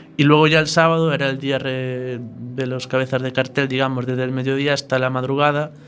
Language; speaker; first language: Spanish; native; Spanish